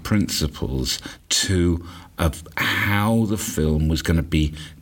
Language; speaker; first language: English; native; English